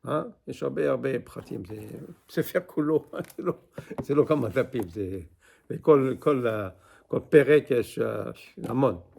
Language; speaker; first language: Hebrew; non-native, fluent; English